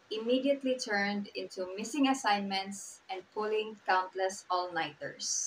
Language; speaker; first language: English; non-native, local second language; Cebuano